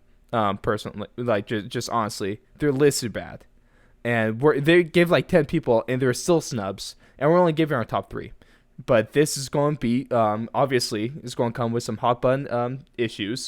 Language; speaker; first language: English; native; English